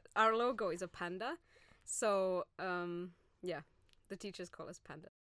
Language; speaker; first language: English; non-native, fluent; Finnish